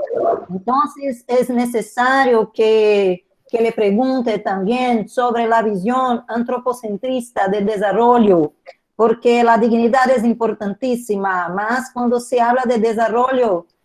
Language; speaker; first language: Spanish; non-native, learner; Portuguese